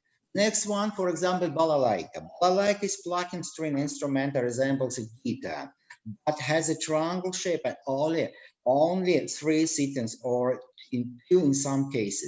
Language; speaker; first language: English; non-native, learner; Russian